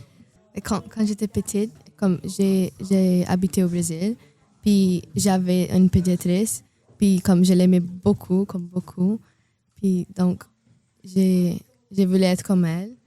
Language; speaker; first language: French; non-native, learner; Portuguese